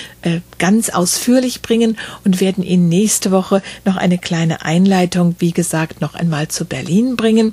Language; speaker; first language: German; native; German